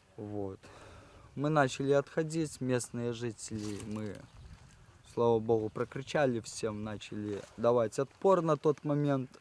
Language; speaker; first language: Russian; native; Russian